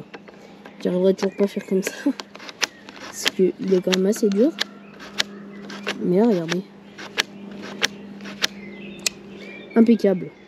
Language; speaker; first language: French; native; French